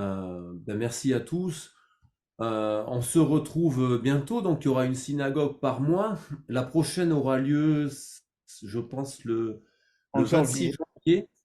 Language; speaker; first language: French; native; French